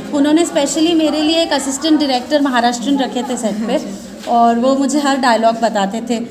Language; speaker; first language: Hindi; native; Hindi